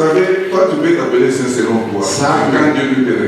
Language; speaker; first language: French; non-native, local second language; Lingala